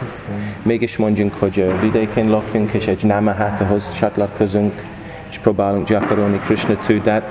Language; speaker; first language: Hungarian; non-native, learner; English